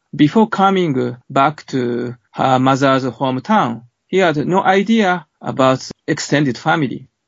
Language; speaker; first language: English; non-native, fluent; Japanese